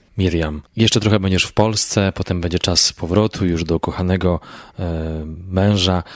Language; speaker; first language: Polish; native; Polish